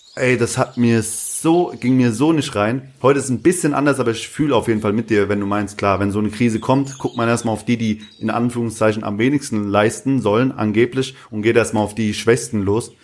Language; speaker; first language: German; early bilingual, other home language; Turkish